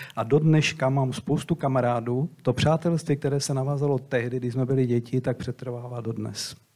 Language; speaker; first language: Czech; native; Czech